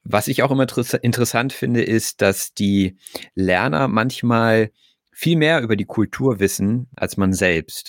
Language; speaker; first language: German; native; German